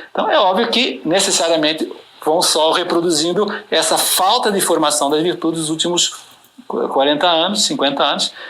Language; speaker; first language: Portuguese; native; Portuguese